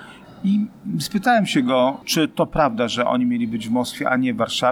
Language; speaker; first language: Polish; native; Polish